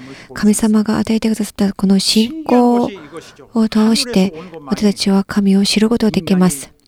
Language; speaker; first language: Japanese; non-native, learner; Korean